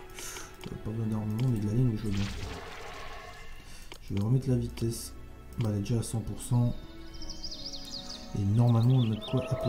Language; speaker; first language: French; native; French